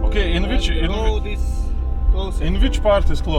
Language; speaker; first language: English; non-native, learner; Lithuanian